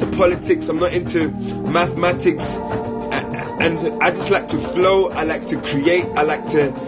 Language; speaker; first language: English; native; English